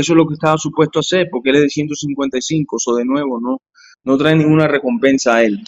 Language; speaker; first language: Spanish; early bilingual, heritage; Spanish